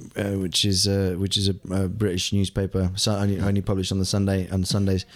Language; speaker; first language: English; non-native, local second language; German